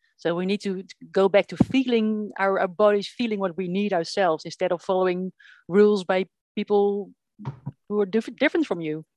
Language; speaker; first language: English; non-native, fluent; Dutch